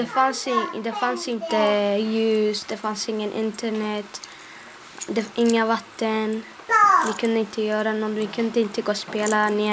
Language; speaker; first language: Swedish; early bilingual, other home language; Arabic